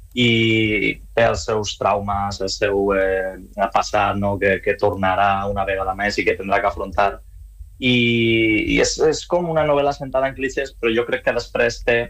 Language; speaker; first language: Catalan; non-native, learner; Spanish